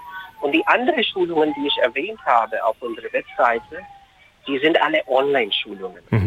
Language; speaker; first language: German; non-native, fluent; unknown